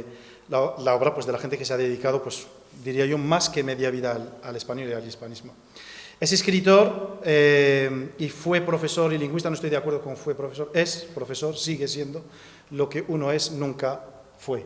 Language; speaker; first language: Spanish; native; Spanish